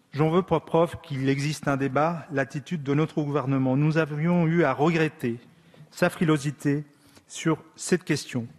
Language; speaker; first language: French; early bilingual, other home language; Spanish